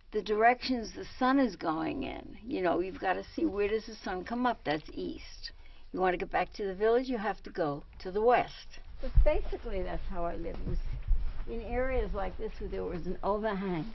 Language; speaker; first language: English; native; English